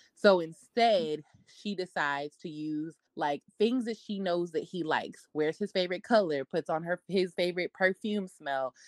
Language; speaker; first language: English; native; English